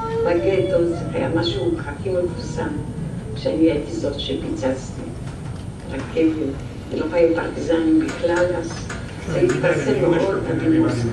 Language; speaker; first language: Hebrew; non-native, fluent; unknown